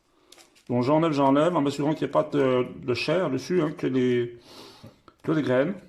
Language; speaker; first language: French; native; French